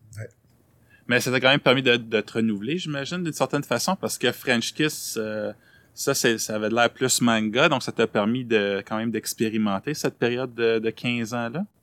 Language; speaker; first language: French; native; French